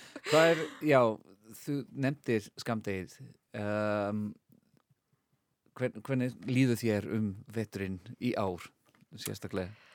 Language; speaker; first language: Icelandic; non-native, fluent; English